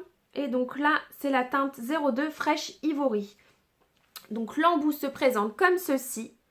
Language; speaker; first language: French; native; French